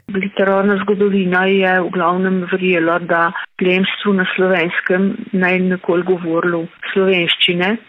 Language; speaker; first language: Slovenian; native; Slovenian